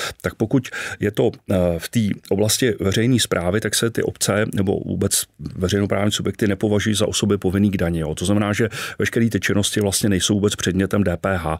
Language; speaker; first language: Czech; native; Czech